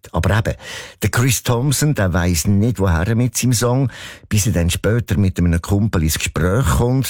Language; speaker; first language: German; native; German